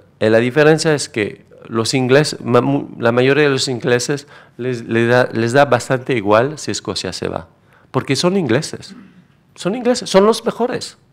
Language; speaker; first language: Spanish; non-native, fluent; French